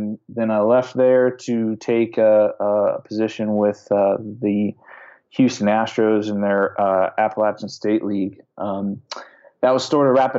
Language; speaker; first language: English; native; English